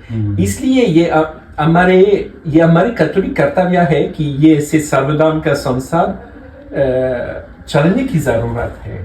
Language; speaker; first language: Hindi; non-native, learner; French